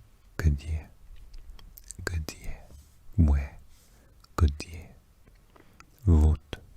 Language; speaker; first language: Russian; non-native, learner; English